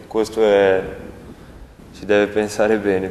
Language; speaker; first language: Italian; non-native, learner; Portuguese